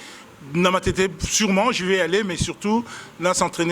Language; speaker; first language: French; non-native, local second language; Lingala